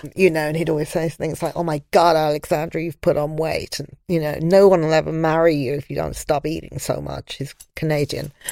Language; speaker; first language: English; native; English